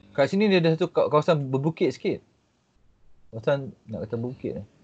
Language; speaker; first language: Malay; native; Malay